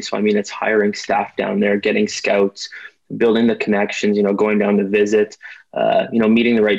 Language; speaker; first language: English; native; English